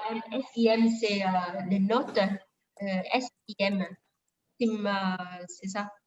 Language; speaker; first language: French; non-native, fluent; Vietnamese